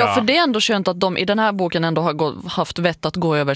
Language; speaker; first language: Swedish; native; Swedish